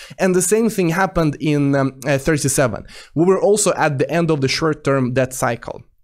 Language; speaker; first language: English; non-native, fluent; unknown